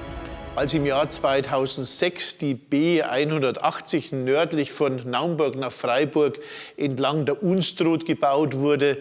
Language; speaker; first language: German; native; German